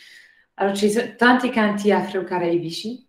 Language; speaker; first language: Italian; non-native, fluent; French